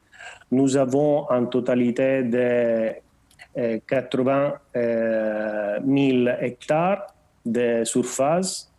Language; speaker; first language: French; non-native, learner; Portuguese